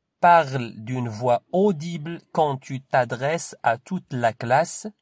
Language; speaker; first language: French; non-native, local second language; Arabic